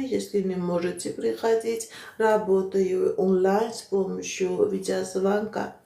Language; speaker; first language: Russian; non-native, fluent; Armenian